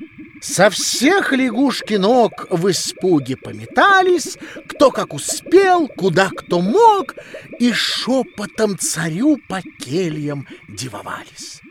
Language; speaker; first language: Russian; native; Russian